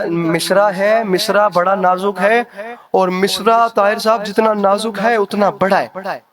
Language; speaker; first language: Urdu; non-native, local second language; Punjabi